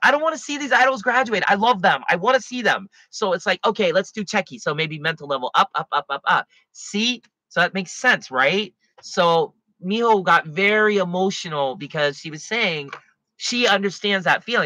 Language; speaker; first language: English; native; English